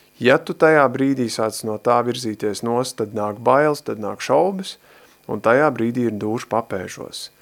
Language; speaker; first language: Latvian; native; Latvian